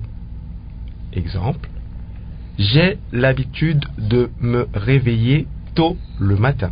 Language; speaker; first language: French; non-native, local second language; Lingala